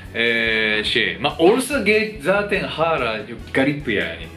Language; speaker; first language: Turkish; non-native, fluent; Japanese